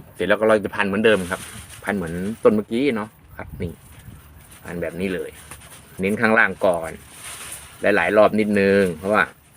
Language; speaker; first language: Thai; non-native, local second language; Northeastern Thai